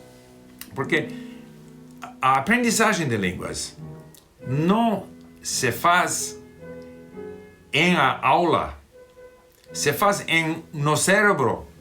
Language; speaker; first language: Portuguese; non-native, fluent; English